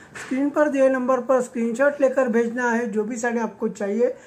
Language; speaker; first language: Hindi; non-native, local second language; Marathi